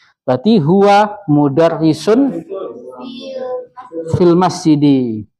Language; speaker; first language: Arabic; non-native, fluent; Indonesian